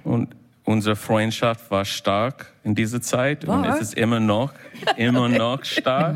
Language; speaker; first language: German; non-native, learner; English